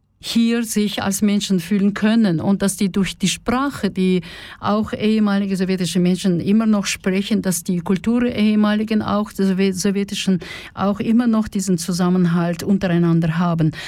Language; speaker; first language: German; non-native, fluent; Russian